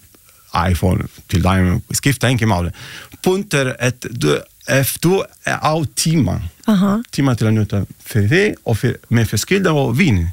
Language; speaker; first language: Icelandic; non-native, learner; Italian